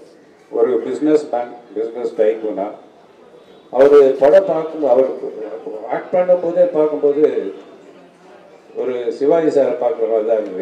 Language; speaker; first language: Tamil; native; Tamil